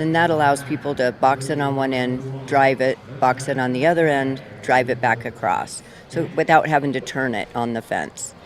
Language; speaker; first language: English; native; English